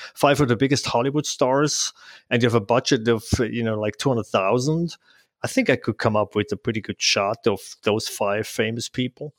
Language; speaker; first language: English; non-native, fluent; Swiss German